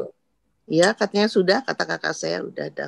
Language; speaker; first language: Indonesian; native; Indonesian